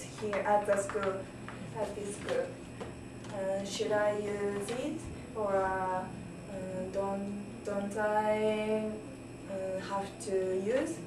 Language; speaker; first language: English; non-native, learner; Japanese